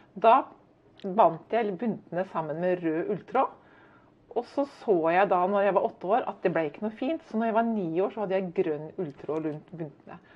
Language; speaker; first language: Norwegian; native; Norwegian